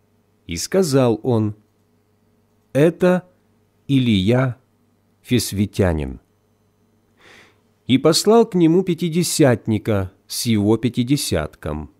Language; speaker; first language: Russian; native; Russian